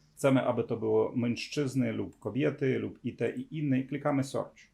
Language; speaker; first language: Polish; non-native, fluent; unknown